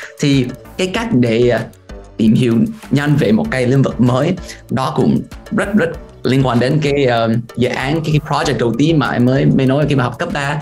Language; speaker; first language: Vietnamese; non-native, fluent; English